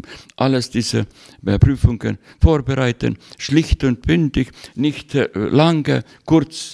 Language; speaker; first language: German; non-native, fluent; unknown